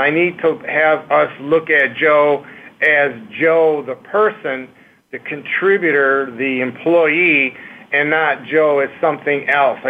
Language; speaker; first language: English; native; English